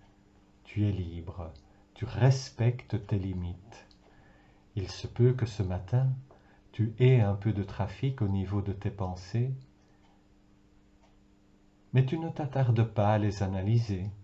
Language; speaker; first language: French; native; French